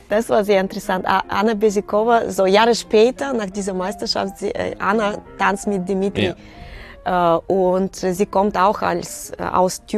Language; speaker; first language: German; non-native, fluent; Russian